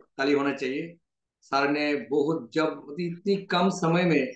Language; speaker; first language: Hindi; non-native, local second language; Bangla